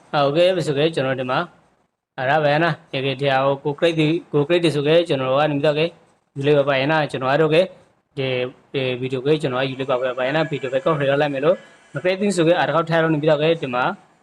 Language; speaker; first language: Burmese; native; Burmese